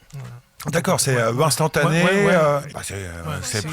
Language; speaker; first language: French; native; French